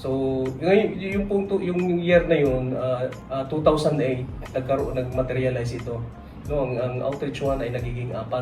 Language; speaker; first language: Filipino; non-native, local second language; Cebuano